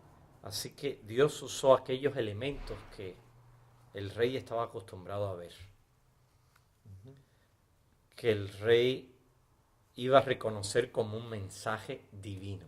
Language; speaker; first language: Spanish; native; Spanish